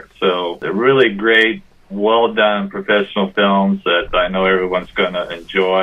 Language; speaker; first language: English; native; English